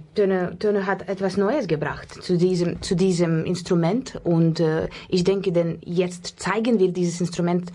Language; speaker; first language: German; non-native, learner; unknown